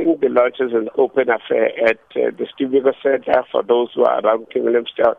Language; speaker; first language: English; non-native, local second language; Xhosa